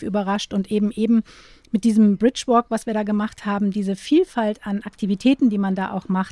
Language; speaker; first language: German; native; German